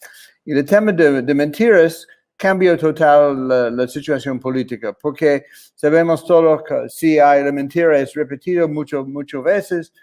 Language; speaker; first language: Spanish; non-native, fluent; English